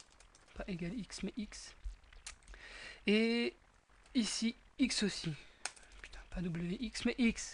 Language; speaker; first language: French; native; French